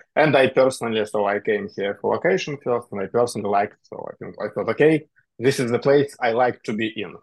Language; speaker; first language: English; non-native, fluent; Russian